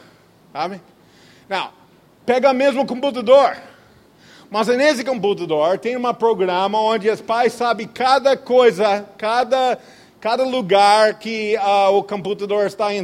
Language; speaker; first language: Portuguese; non-native, fluent; English